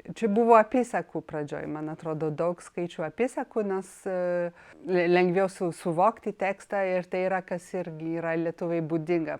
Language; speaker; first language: Lithuanian; non-native, fluent; French